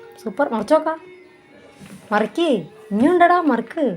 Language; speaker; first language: Malayalam; native; Malayalam